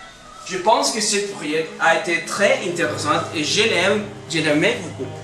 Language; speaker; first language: French; non-native, learner; Spanish